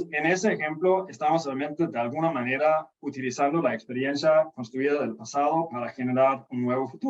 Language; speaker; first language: Spanish; non-native, fluent; Danish